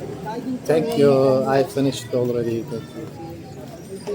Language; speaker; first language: English; non-native, learner; Turkish